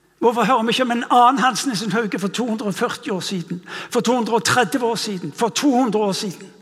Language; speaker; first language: Norwegian; non-native, fluent; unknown